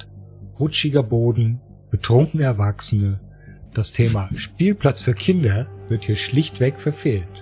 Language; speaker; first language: German; native; German